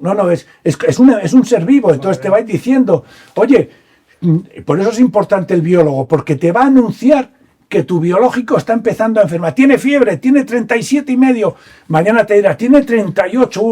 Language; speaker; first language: Spanish; native; Spanish